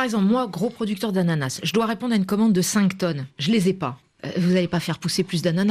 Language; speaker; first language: French; native; French